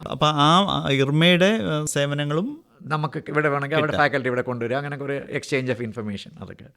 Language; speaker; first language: Malayalam; native; Malayalam